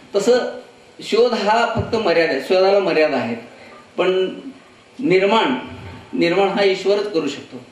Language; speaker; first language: Marathi; non-native, local second language; Kannada